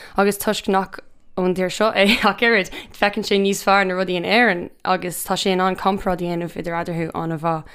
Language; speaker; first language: Irish; non-native, local second language; English